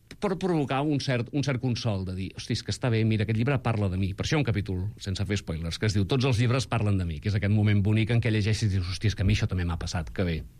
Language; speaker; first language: Catalan; native; Catalan